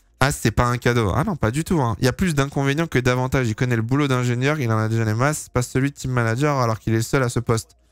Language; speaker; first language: French; native; French